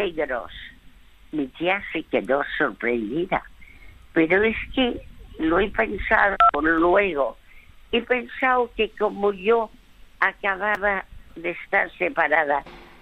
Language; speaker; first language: Spanish; early bilingual, other home language; French